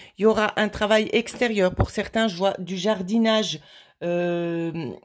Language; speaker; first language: French; native; French